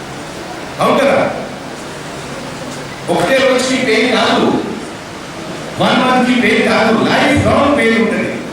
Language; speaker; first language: Telugu; non-native, fluent; Hindi